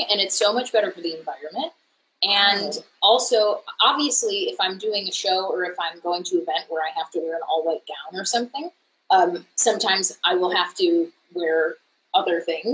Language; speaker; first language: English; native; English